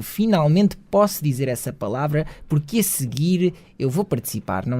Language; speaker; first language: Portuguese; native; Portuguese